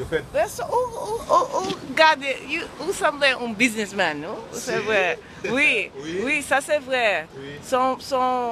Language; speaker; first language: Haitian Creole; early bilingual, heritage; English